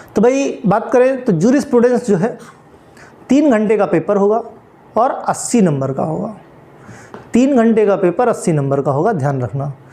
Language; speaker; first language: Hindi; native; Hindi